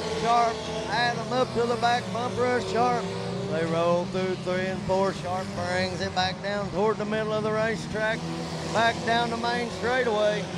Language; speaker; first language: English; native; English